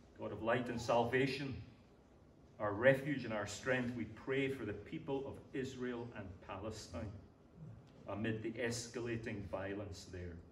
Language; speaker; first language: English; native; English